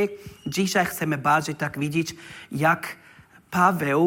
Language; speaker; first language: Polish; non-native, learner; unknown